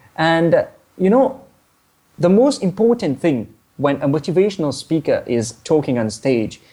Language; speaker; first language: English; non-native, fluent; Morisyen